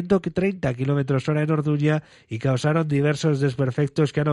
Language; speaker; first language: Spanish; native; Spanish